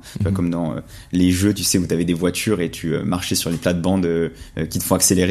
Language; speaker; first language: French; native; French